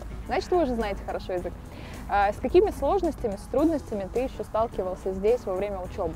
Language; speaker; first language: Russian; native; Russian